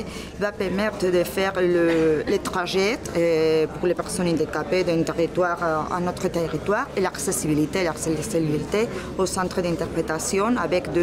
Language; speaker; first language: French; non-native, learner; Spanish